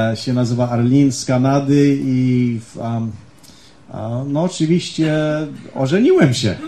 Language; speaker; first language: Polish; early bilingual, heritage; Polish